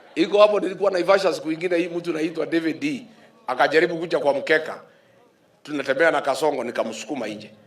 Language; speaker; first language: Swahili; non-native, local second language; Kikuyu